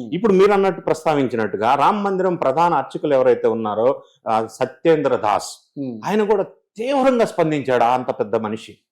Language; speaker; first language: Telugu; native; Telugu